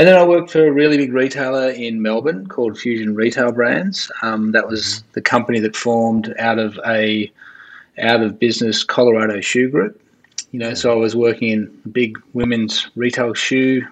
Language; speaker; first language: English; native; English